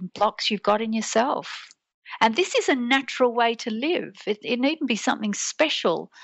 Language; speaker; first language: English; native; English